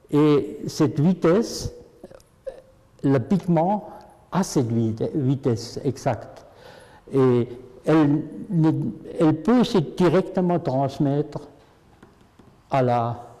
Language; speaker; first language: French; non-native, fluent; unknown